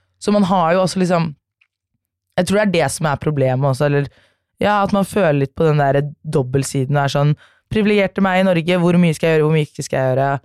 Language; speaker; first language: Norwegian; native; Norwegian